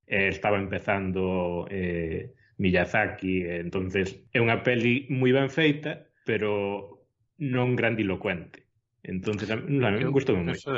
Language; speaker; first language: Galician; non-native, local second language; Spanish